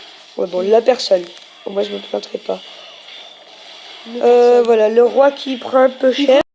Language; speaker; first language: French; native; French